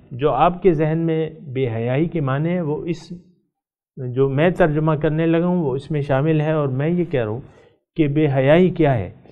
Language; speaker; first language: Urdu; non-native, local second language; Pashto